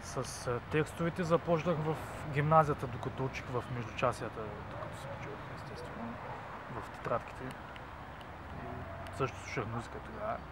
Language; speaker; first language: Bulgarian; native; Bulgarian